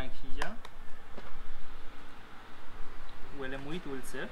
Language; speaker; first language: Spanish; non-native, learner; German